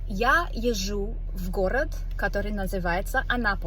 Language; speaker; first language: Russian; non-native, fluent; English